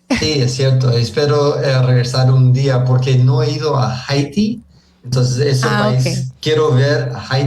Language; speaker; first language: Spanish; early bilingual, heritage; Spanish